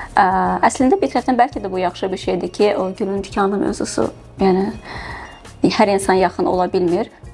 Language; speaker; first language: Azerbaijani; early bilingual, heritage; Azerbaijani